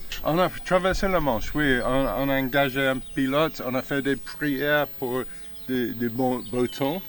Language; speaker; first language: French; non-native, fluent; English